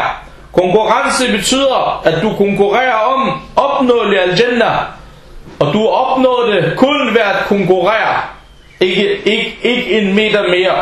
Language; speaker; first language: Danish; early bilingual, other home language; Arabic